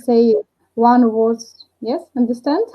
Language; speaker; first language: English; non-native, learner; Russian